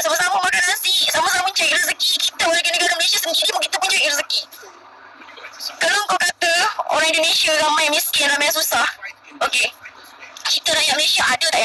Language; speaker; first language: Malay; native; Malay